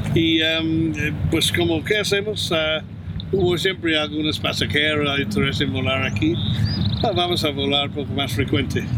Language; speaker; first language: Spanish; non-native, fluent; English